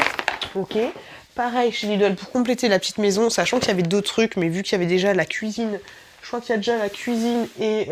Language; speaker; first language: French; native; French